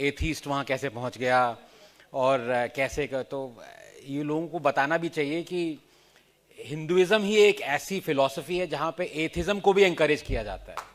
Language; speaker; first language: Hindi; non-native, local second language; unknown